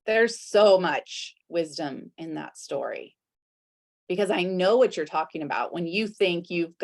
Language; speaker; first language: English; native; English